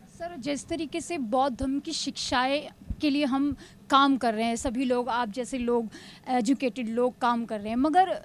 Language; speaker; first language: Hindi; native; Hindi